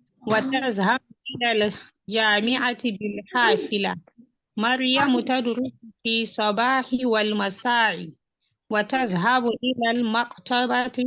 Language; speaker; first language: Arabic; non-native, learner; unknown